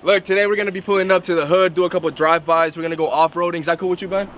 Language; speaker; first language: English; early bilingual, other home language; Spanish